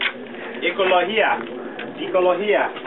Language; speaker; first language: Spanish; non-native, learner; English